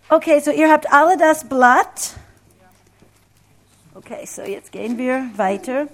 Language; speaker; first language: German; non-native, fluent; English